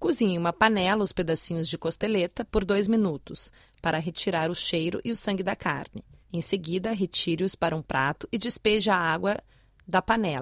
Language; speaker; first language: Portuguese; native; Portuguese